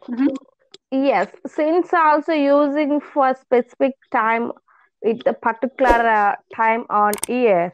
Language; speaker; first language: English; non-native, local second language; Telugu